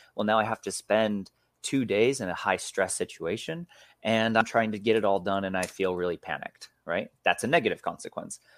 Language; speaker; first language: English; native; English